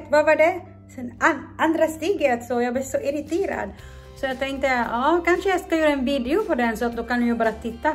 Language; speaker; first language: Swedish; non-native, learner; Cebuano